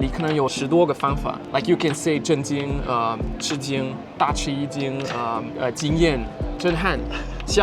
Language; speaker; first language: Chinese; non-native, fluent; Dutch